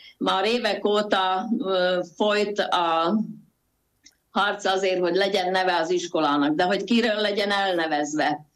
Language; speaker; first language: Hungarian; native; Hungarian